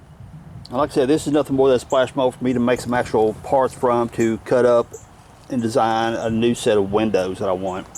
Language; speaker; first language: English; native; English